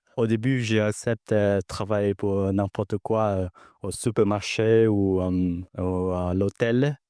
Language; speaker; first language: French; non-native, learner; Vietnamese